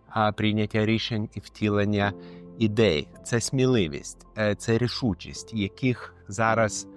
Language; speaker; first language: Ukrainian; non-native, fluent; Lithuanian